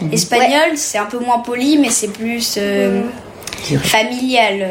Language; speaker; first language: French; early bilingual, heritage; French